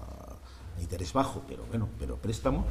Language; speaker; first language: Spanish; native; Spanish